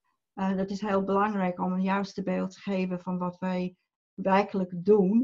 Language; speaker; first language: Dutch; non-native, fluent; English